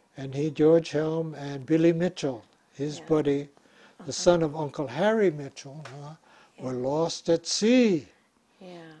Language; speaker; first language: English; native; English